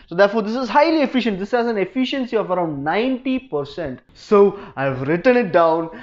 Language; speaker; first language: English; non-native, local second language; Malayalam